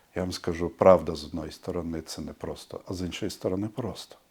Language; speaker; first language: Ukrainian; native; Ukrainian